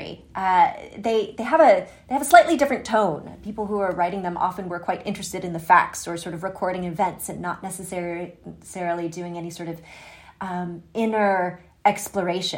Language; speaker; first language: English; native; English